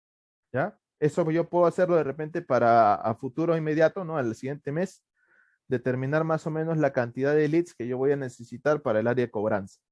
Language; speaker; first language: Spanish; native; Spanish